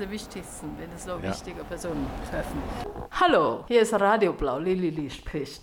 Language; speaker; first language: German; non-native, learner; Chinese